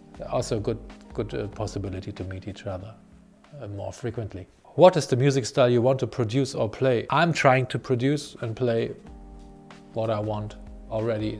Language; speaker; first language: English; non-native, fluent; German